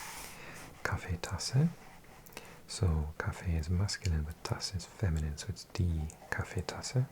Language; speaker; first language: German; non-native, learner; English